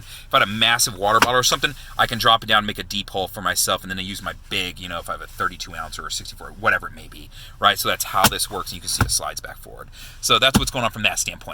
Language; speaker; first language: English; native; English